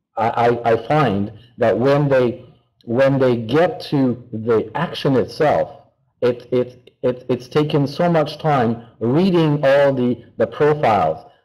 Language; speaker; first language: English; non-native, fluent; French